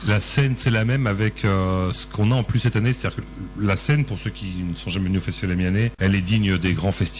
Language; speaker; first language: French; native; French